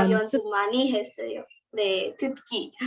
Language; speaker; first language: Korean; non-native, learner; Marathi